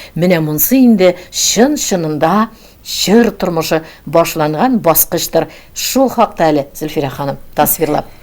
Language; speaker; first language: Tatar; native; Tatar